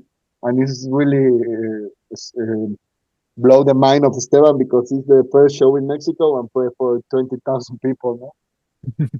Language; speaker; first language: English; non-native, learner; Spanish